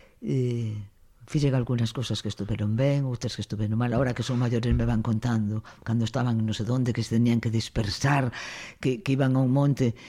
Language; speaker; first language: Galician; non-native, local second language; Spanish